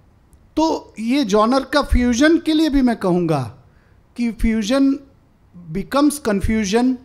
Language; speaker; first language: Hindi; native; Hindi